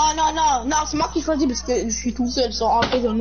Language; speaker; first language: French; non-native, local second language; English